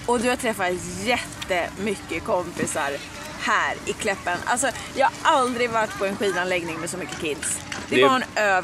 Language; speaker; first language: Swedish; native; Swedish